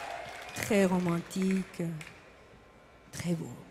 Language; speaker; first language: French; non-native, learner; English